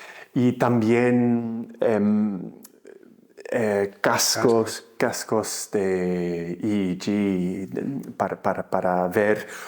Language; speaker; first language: Spanish; non-native, fluent; English